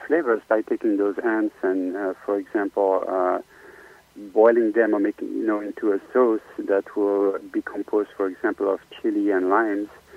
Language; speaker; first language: English; non-native, fluent; French